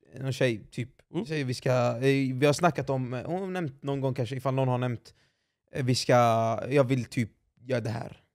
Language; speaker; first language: Swedish; early bilingual, other home language; Arabic